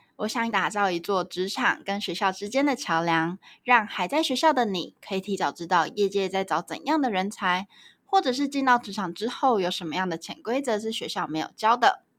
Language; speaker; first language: Chinese; native; Chinese